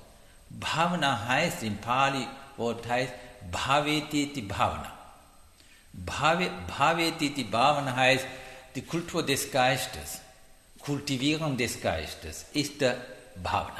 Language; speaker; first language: German; non-native, learner; Sinhala